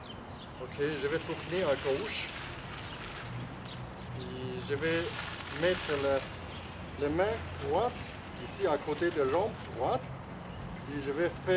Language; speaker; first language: French; non-native, learner; Chinese